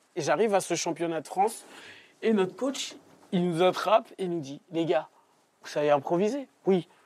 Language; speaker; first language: French; native; French